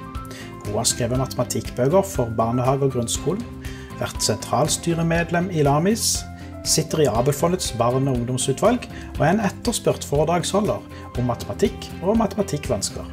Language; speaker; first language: Norwegian; native; Norwegian